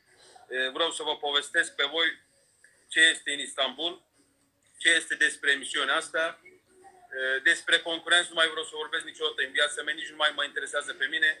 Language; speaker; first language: Romanian; non-native, fluent; Turkish